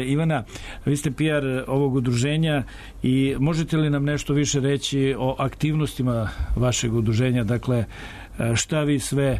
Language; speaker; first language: Serbian; native; Serbian